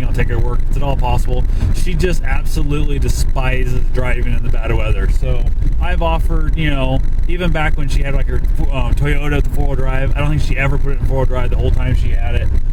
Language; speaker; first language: English; native; English